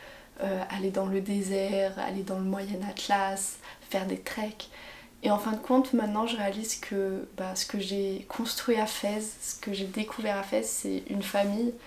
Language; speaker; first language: French; native; French